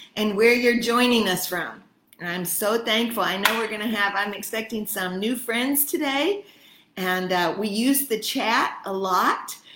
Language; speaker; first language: English; native; English